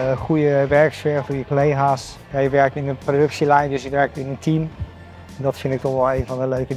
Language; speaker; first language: Dutch; native; Dutch